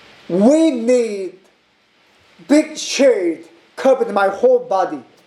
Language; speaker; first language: English; non-native, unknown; Korean